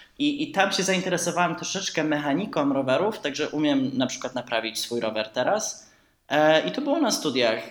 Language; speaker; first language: Polish; early bilingual, heritage; Polish